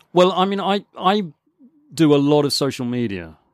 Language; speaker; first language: English; native; English